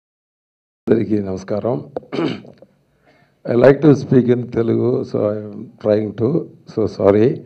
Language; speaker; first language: Telugu; non-native, learner; Tamil